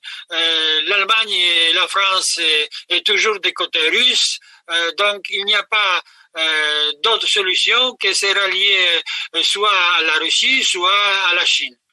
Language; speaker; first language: French; non-native, fluent; Polish